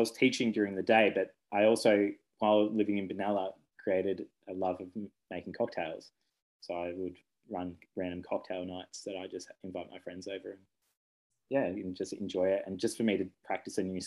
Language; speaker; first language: English; native; English